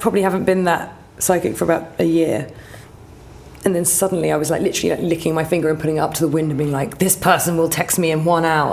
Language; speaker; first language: English; native; English